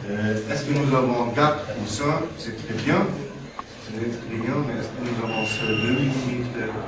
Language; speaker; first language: French; non-native, learner; German